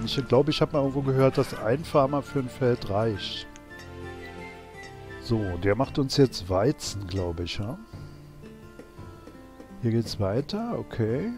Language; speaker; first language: German; native; German